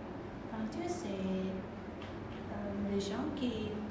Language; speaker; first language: French; non-native, learner; Khmer